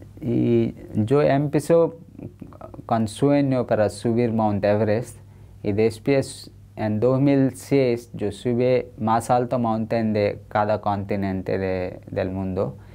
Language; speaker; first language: Spanish; non-native, learner; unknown